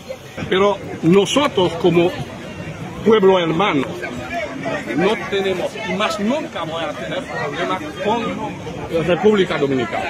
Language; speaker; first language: Spanish; non-native, fluent; Haitian Creole